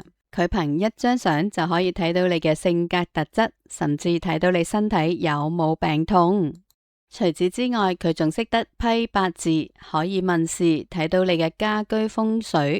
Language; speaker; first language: Cantonese; native; Cantonese